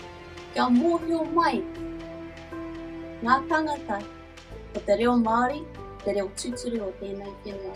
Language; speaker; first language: Māori; non-native, local second language; English